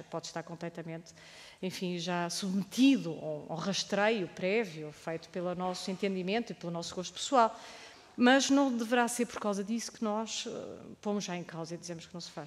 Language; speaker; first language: Portuguese; native; Portuguese